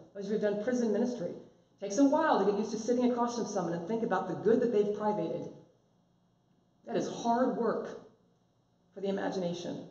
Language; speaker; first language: English; native; English